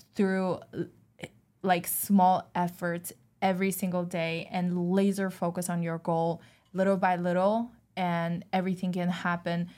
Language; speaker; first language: English; non-native, fluent; Chinese